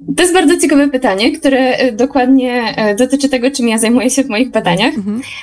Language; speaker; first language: Polish; native; Polish